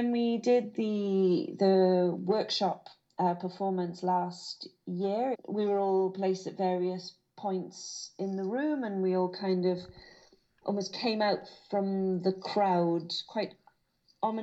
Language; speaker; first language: English; native; English